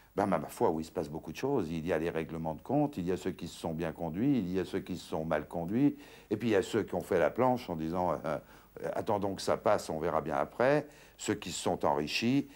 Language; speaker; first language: French; native; French